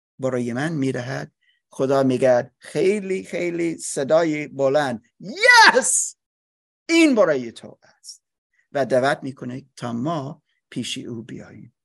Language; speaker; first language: Persian; non-native, learner; English